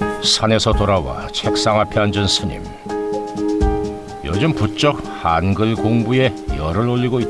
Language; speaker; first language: Korean; native; Korean